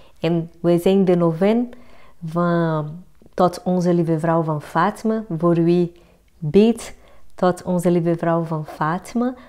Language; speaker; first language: Dutch; non-native, fluent; Portuguese